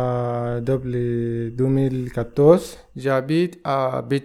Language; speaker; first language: French; non-native, learner; Arabic